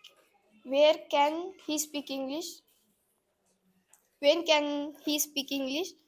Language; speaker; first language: English; non-native, learner; Marathi